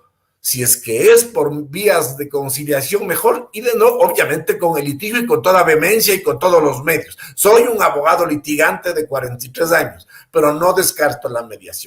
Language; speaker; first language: Spanish; native; Spanish